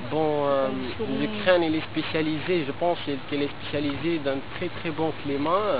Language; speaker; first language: French; non-native, local second language; Arabic